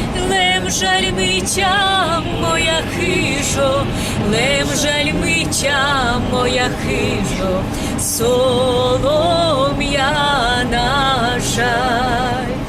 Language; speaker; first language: Ukrainian; native; Ukrainian